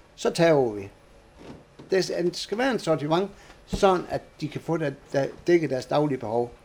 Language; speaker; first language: Danish; native; Danish